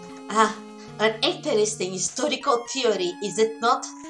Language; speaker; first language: English; non-native, fluent; Portuguese